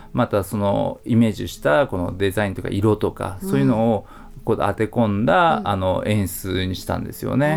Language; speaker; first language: Japanese; native; Japanese